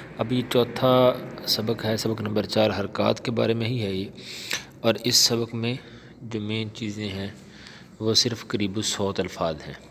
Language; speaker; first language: Urdu; non-native, local second language; Punjabi